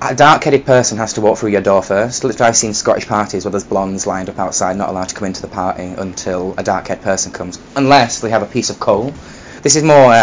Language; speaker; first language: English; native; English